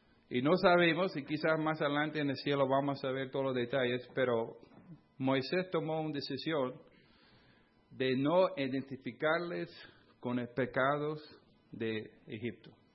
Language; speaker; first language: Spanish; non-native, fluent; English